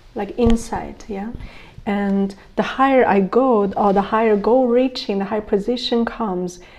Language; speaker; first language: English; non-native, fluent; Chinese